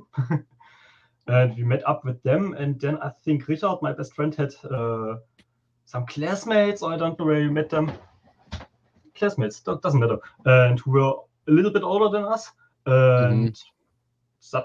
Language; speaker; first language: English; non-native, fluent; German